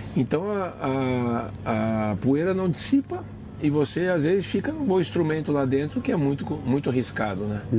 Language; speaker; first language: Portuguese; native; Portuguese